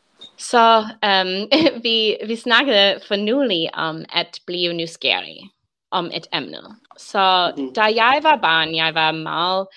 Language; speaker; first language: Danish; non-native, learner; English